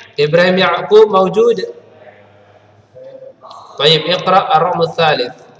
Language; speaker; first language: Arabic; non-native, fluent; Indonesian